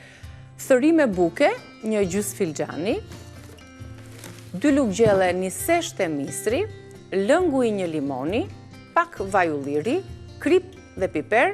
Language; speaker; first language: Albanian; native; Albanian